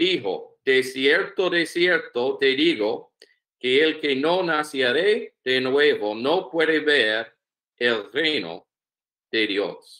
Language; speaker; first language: Spanish; non-native, learner; English